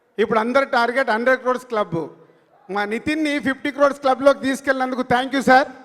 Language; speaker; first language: Telugu; native; Telugu